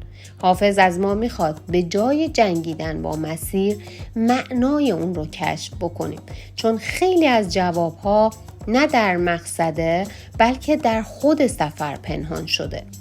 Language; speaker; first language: Persian; native; Persian